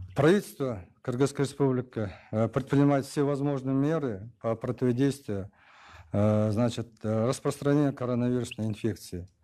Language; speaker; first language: Russian; non-native, local second language; Kyrgyz